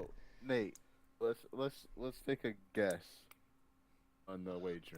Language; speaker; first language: English; native; English